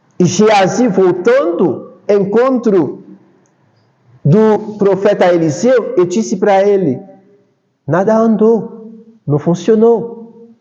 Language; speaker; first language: Portuguese; non-native, fluent; Haitian Creole